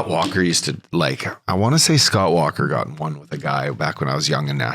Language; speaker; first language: English; native; English